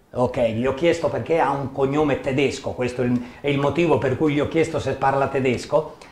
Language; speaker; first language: Italian; native; Italian